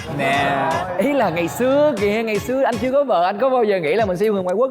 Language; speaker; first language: Vietnamese; native; Vietnamese